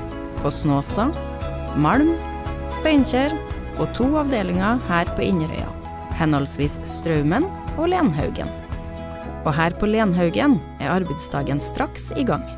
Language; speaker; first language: Norwegian; native; Norwegian